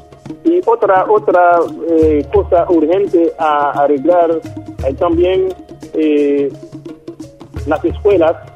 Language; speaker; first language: Spanish; non-native, local second language; Haitian Creole